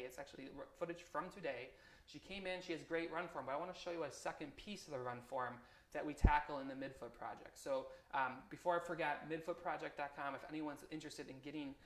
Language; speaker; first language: English; native; English